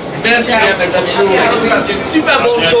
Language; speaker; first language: French; non-native, learner; English